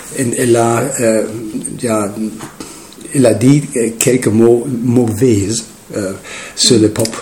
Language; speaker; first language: French; non-native, learner; German